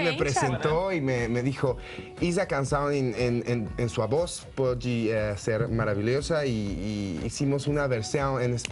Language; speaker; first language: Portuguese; non-native, learner; Spanish